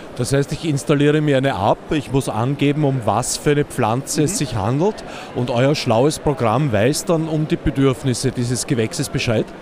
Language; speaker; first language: German; native; German